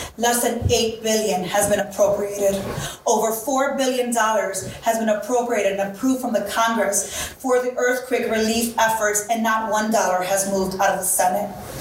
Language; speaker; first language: English; early bilingual, other home language; Spanish